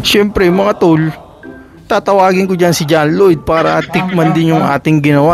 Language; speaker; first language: Filipino; native; Filipino